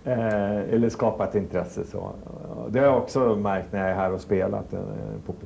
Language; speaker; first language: Swedish; native; Swedish